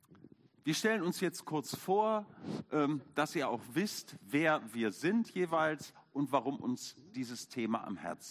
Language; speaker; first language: German; native; German